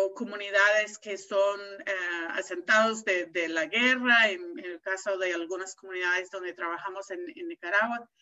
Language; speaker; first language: Spanish; non-native, fluent; English